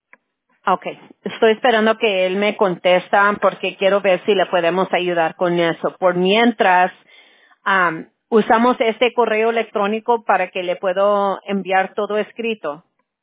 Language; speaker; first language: Spanish; early bilingual, heritage; Spanish